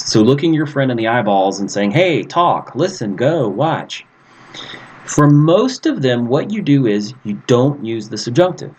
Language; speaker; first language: English; native; English